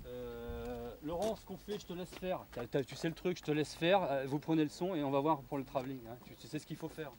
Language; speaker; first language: French; native; French